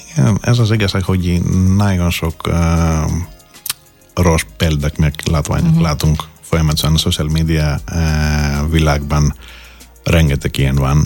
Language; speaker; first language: Hungarian; non-native, fluent; Greek